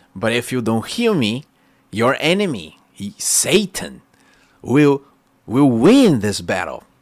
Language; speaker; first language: English; non-native, fluent; Portuguese